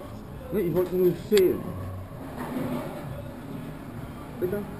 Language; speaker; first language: German; non-native, learner; Polish